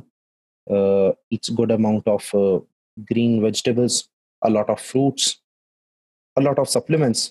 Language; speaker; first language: English; non-native, local second language; Hindi